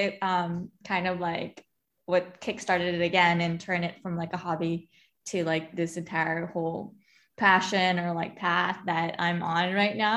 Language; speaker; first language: English; non-native, local second language; Filipino